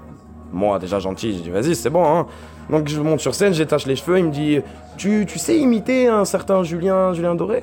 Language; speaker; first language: French; native; French